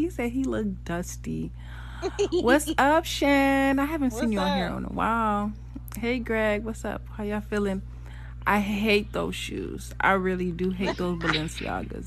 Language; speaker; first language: English; native; English